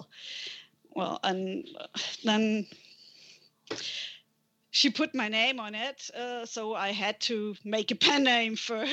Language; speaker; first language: English; non-native, fluent; German